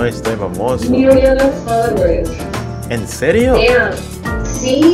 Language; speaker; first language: Spanish; non-native, learner; Indonesian